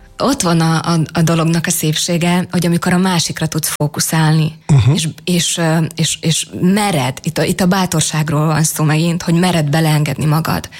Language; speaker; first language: Hungarian; native; Hungarian